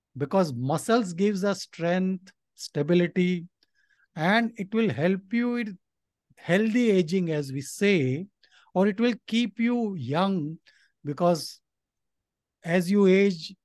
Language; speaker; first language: English; non-native, local second language; Nepali